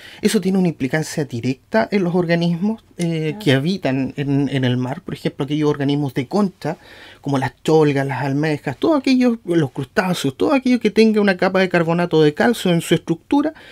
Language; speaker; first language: Spanish; native; Spanish